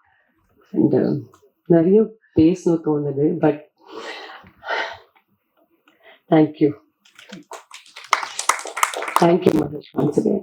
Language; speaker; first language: Tamil; non-native, fluent; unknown